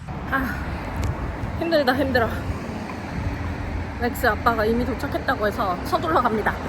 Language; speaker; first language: Korean; native; Korean